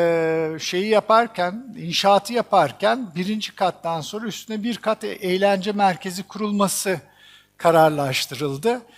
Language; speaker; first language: Turkish; native; Turkish